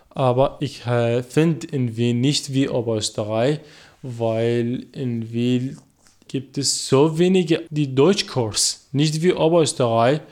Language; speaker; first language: German; non-native, learner; Arabic